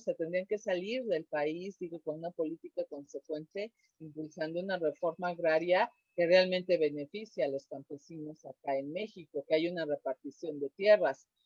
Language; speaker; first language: Spanish; native; Spanish